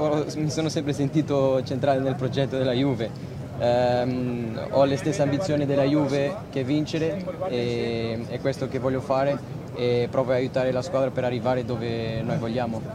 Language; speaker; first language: Italian; non-native, fluent; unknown